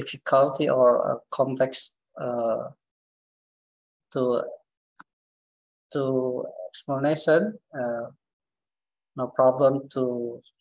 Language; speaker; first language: English; non-native, learner; Indonesian